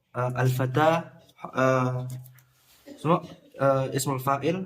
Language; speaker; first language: Arabic; non-native, learner; Indonesian